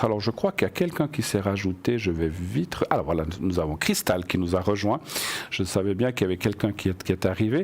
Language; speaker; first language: French; native; French